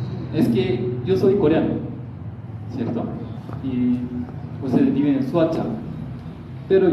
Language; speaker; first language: Spanish; non-native, learner; Korean